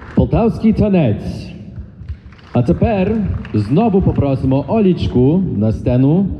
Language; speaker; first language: Ukrainian; early bilingual, other home language; English